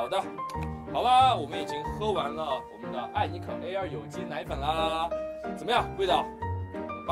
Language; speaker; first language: Chinese; native; Chinese